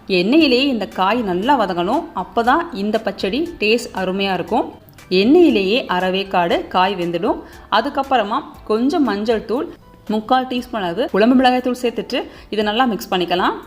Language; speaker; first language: Tamil; native; Tamil